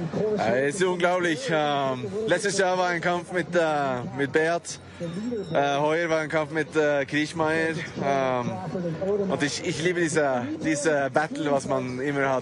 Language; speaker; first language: German; non-native, fluent; Norwegian